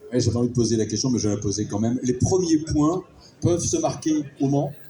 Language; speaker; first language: French; native; French